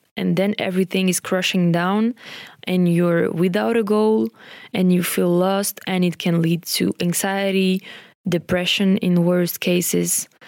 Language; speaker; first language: English; non-native, fluent; French